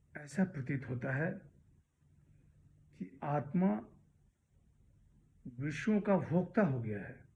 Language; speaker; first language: Hindi; native; Hindi